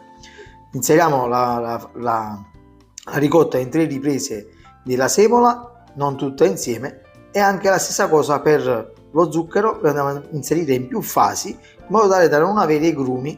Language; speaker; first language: Italian; native; Italian